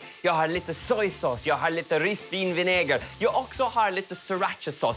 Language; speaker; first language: Swedish; non-native, learner; English